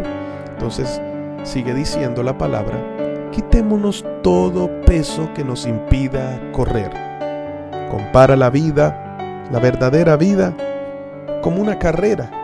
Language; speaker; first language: Spanish; native; Spanish